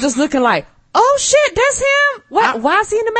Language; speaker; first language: English; native; English